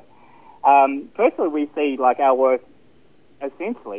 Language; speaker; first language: English; native; English